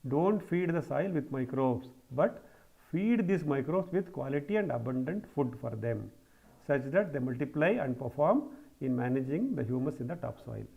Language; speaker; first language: English; non-native, local second language; Kannada